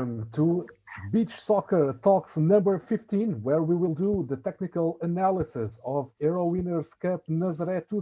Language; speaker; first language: English; non-native, fluent; Portuguese